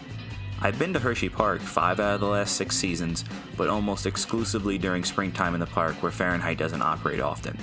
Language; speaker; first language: English; native; English